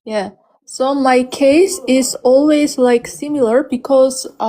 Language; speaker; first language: English; non-native, learner; Armenian